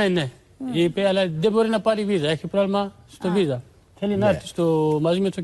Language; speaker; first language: Greek; non-native, learner; Urdu